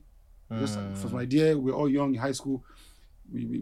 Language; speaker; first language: English; non-native, local second language; Yoruba